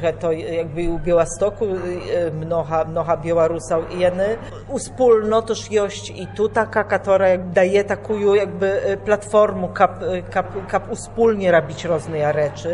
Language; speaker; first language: Belarusian; early bilingual, heritage; Belarusian